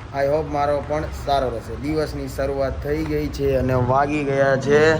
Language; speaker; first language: Gujarati; native; Gujarati